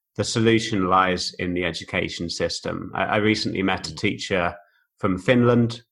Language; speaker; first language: English; native; English